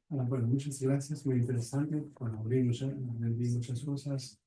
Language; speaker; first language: Spanish; non-native, fluent; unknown